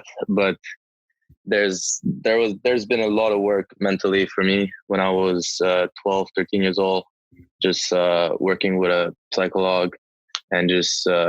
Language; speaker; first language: English; non-native, local second language; French